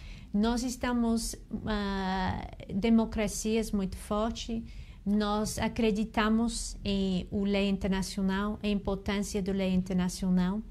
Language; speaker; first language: Portuguese; non-native, learner; English